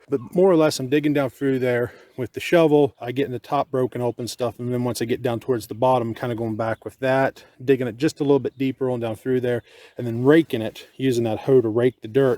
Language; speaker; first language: English; native; English